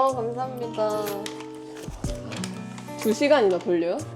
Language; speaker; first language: Korean; non-native, fluent; Japanese